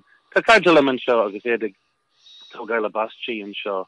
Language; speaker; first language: Irish; non-native, local second language; English